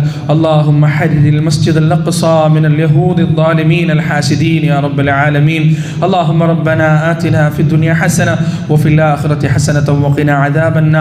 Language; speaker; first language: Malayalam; native; Malayalam